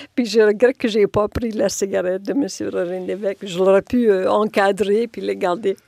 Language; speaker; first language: French; non-native, local second language; English